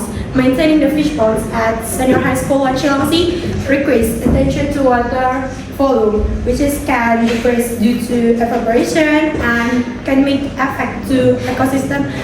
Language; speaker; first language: English; non-native, learner; Indonesian